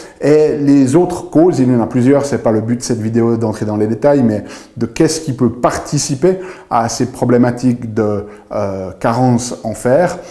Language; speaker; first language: French; native; French